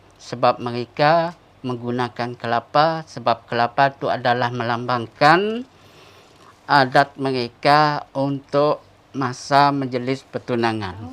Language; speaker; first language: Malay; non-native, local second language; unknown